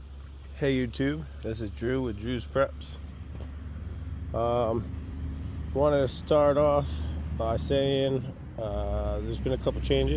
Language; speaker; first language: English; native; English